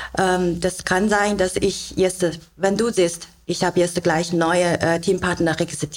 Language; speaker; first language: German; non-native, learner; Chinese